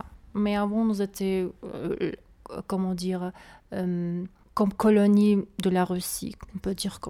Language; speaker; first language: French; non-native, learner; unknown